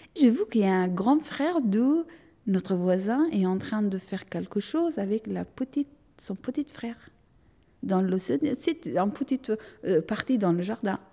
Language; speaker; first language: French; non-native, fluent; Persian